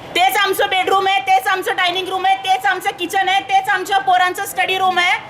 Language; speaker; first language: Marathi; native; Marathi